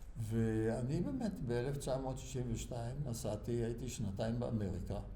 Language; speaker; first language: Hebrew; early bilingual, other home language; German